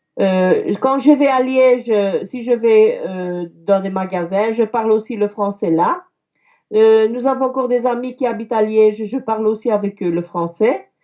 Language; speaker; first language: French; early bilingual, other home language; Turkish